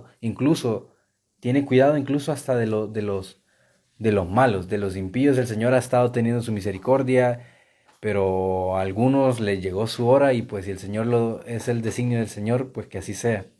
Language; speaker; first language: Spanish; native; Spanish